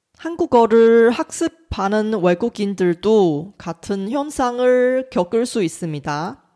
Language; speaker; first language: Korean; non-native, fluent; Chinese